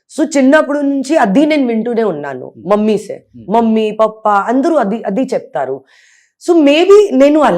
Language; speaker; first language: Telugu; non-native, local second language; Hindi